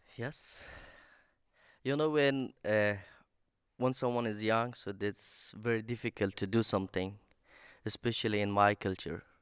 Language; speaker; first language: English; non-native, learner; Persian